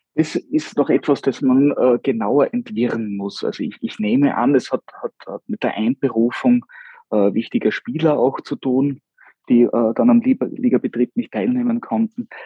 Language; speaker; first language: German; native; German